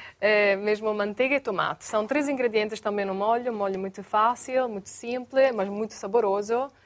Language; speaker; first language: Portuguese; non-native, fluent; Italian